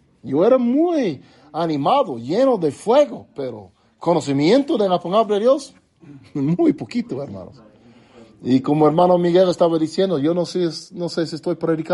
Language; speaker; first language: Spanish; non-native, fluent; English